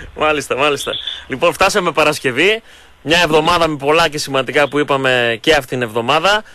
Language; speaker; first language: Greek; native; Greek